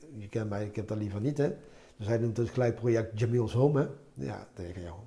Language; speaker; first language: Dutch; early bilingual, other home language; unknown